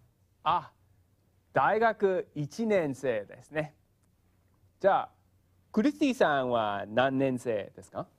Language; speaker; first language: Japanese; non-native, fluent; English